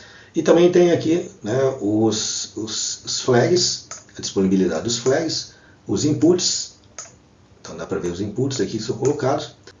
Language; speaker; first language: Portuguese; native; Portuguese